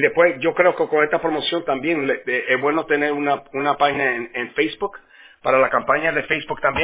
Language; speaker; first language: Spanish; early bilingual, heritage; Spanish